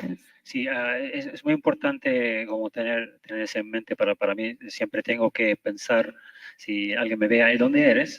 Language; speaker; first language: Spanish; non-native, fluent; Arabic